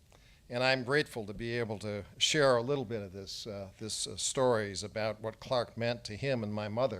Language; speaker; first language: English; native; English